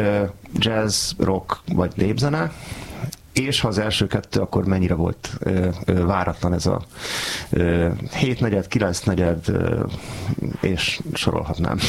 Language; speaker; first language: Hungarian; native; Hungarian